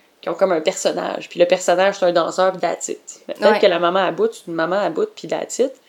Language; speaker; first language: French; native; French